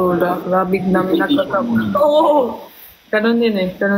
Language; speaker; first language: Filipino; non-native, learner; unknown